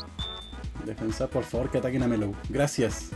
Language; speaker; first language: Spanish; native; Spanish